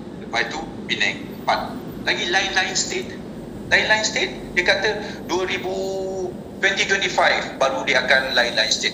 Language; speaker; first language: Indonesian; non-native, local second language; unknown